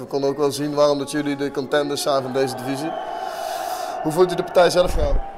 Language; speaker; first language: Dutch; native; Dutch